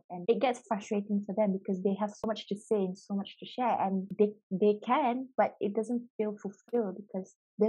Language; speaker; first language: English; native; English